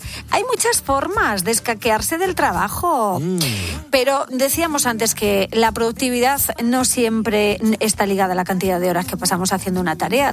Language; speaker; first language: Spanish; native; Spanish